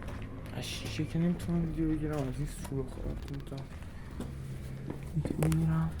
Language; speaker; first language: Persian; native; Persian